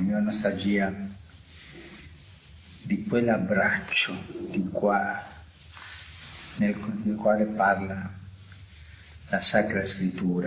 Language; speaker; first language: Italian; non-native, fluent; Spanish